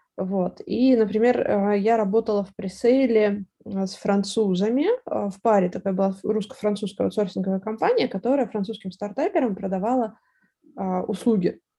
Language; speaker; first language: Russian; native; Russian